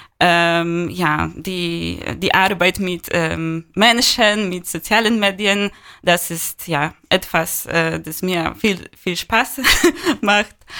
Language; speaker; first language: German; non-native, learner; Polish